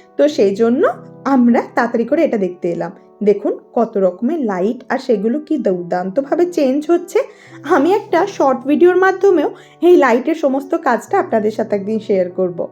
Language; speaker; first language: Bangla; native; Bangla